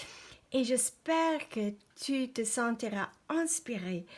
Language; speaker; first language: French; non-native, fluent; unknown